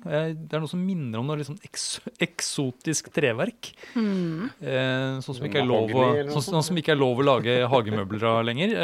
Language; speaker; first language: Norwegian; native; Norwegian